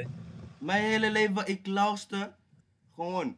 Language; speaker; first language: Dutch; non-native, learner; English